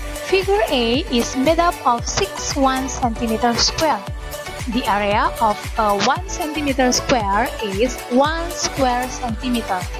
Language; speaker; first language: English; non-native, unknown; Indonesian